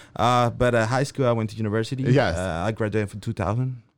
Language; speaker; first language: English; non-native, fluent; Spanish